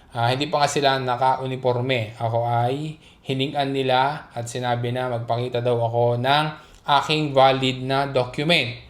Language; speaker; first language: Filipino; native; Filipino